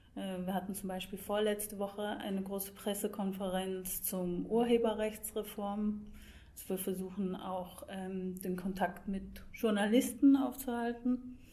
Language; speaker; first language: German; non-native, fluent; English